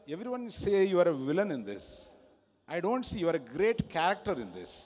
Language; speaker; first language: English; non-native, local second language; Telugu